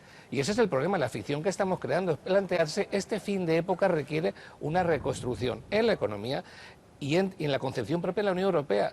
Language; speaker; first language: Spanish; native; Spanish